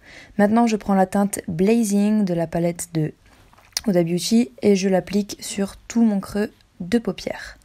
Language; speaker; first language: French; native; French